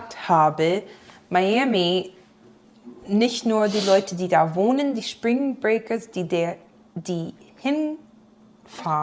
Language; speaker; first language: German; non-native, fluent; English